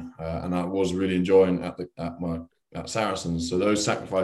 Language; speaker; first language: English; native; English